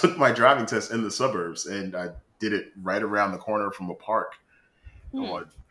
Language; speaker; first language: English; native; English